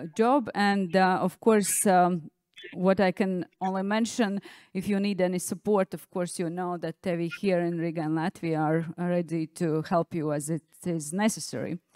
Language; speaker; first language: English; non-native, fluent; Latvian